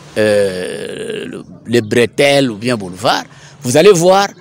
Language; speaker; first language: French; non-native, local second language; Swahili